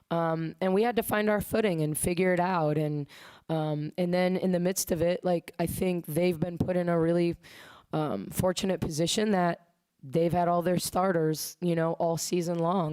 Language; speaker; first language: English; native; English